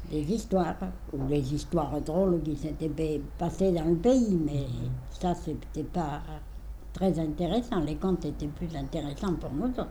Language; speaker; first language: French; native; French